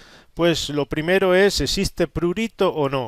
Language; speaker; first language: Spanish; native; Spanish